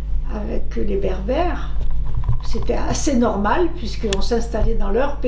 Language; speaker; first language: French; native; French